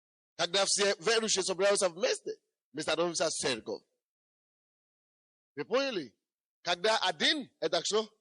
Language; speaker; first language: Russian; non-native, fluent; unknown